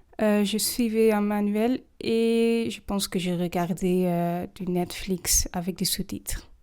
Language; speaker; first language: French; non-native, fluent; English